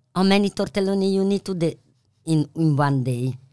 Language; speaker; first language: English; non-native, learner; Italian